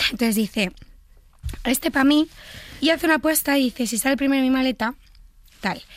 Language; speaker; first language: Spanish; native; Spanish